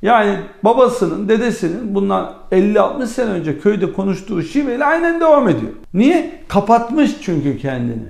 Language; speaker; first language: Turkish; early bilingual, heritage; Turkish